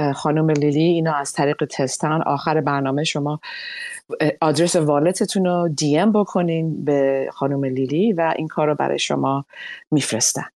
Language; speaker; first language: Persian; early bilingual, other home language; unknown